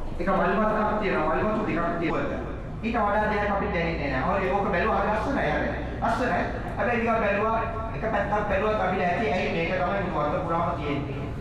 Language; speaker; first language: Sinhala; non-native, local second language; Tamil